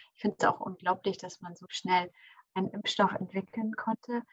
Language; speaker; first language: German; early bilingual, other home language; English